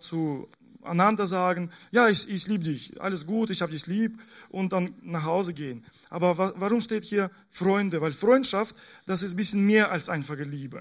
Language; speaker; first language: German; non-native, fluent; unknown